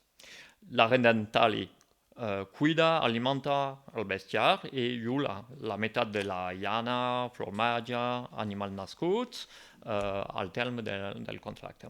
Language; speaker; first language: Catalan; non-native, local second language; French